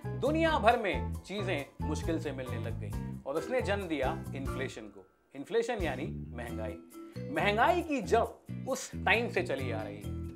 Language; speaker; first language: Hindi; native; Hindi